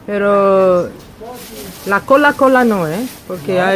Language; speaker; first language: Spanish; non-native, fluent; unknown